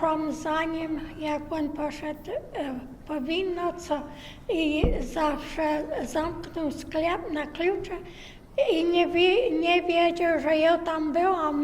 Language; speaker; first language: Polish; early bilingual, heritage; Polish